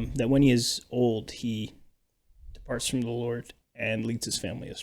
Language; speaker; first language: English; native; English